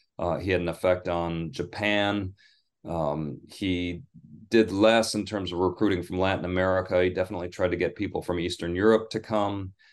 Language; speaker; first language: English; native; English